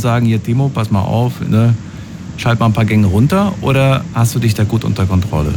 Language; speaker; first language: German; native; German